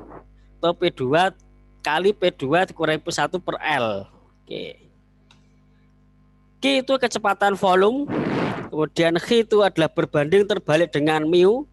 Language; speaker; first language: Indonesian; native; Indonesian